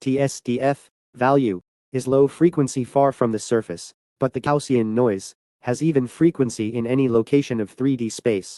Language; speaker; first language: English; non-native, fluent; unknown